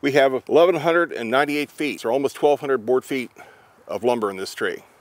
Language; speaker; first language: English; native; English